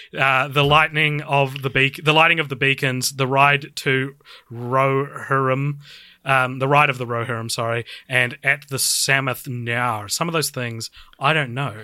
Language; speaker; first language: English; native; English